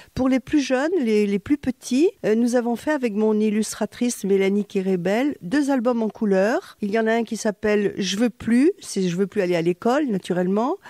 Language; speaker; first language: French; native; French